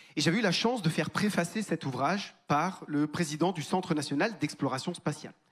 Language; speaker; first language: French; native; French